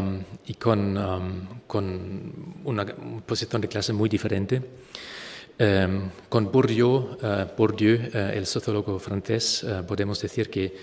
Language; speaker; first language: Spanish; non-native, fluent; German